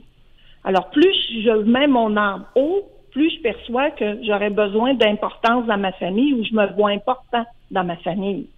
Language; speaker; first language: French; native; French